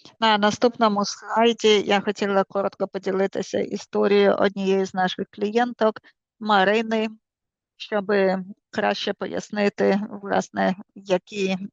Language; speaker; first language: Ukrainian; native; Ukrainian